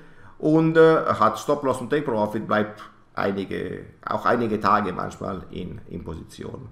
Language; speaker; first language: German; non-native, fluent; Italian